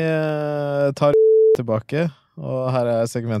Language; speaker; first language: Norwegian; native; Norwegian